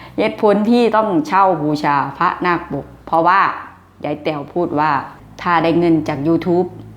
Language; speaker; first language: Thai; native; Thai